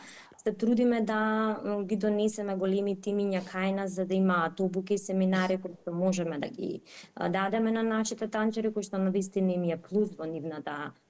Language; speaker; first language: Macedonian; native; Macedonian